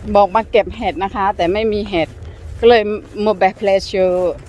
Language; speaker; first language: Thai; non-native, local second language; Northern Khmer